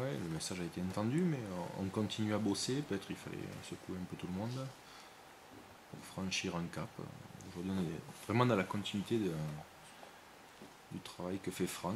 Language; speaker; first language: French; native; French